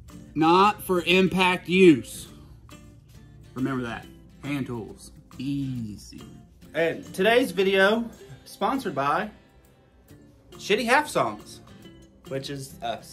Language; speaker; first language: English; native; English